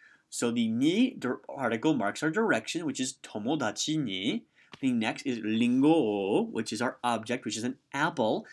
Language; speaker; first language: English; native; English